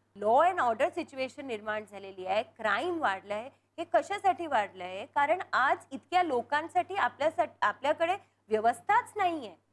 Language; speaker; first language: Marathi; non-native, local second language; Punjabi